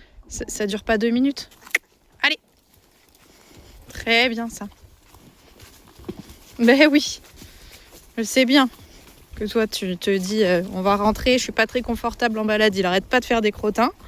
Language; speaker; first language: French; native; French